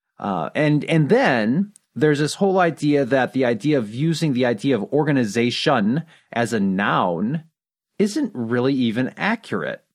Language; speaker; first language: English; native; English